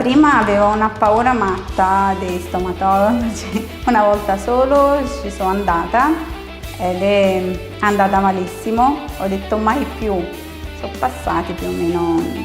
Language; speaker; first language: Italian; non-native, fluent; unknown